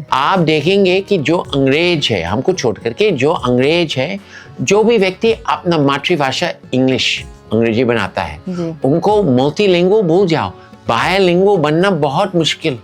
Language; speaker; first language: Hindi; non-native, fluent; English